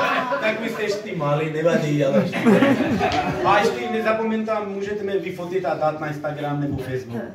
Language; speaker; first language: Czech; non-native, learner; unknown